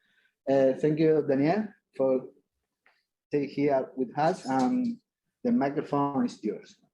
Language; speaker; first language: English; non-native, fluent; Spanish